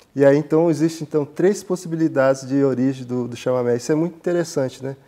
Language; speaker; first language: Portuguese; native; Portuguese